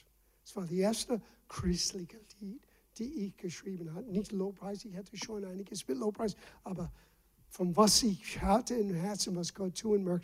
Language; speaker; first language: German; non-native, fluent; English